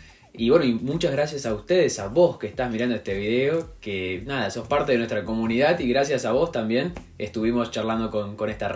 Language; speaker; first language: Spanish; native; Spanish